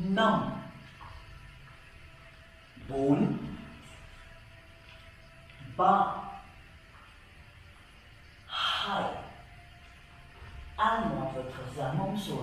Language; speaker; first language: Vietnamese; non-native, learner; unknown